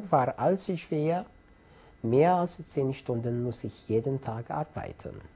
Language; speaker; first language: German; non-native, fluent; Arabic